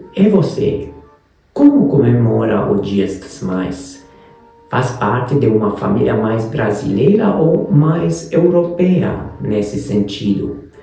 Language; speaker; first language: Portuguese; non-native, fluent; Hungarian